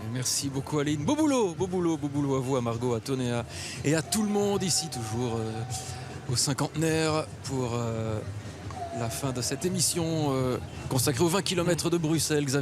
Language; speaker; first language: French; native; French